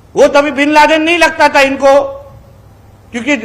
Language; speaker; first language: Hindi; non-native, local second language; Marathi